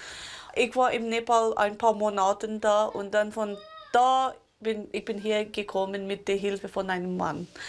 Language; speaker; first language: German; non-native, local second language; Tibetan